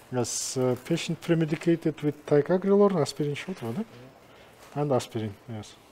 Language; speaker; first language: English; non-native, fluent; Kazakh